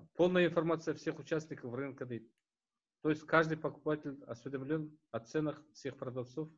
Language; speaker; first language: Russian; non-native, local second language; Kazakh